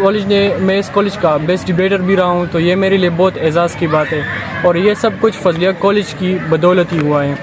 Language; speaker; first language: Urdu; non-native, local second language; Pashto